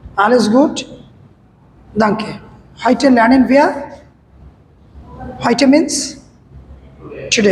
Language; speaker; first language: German; non-native, fluent; Bangla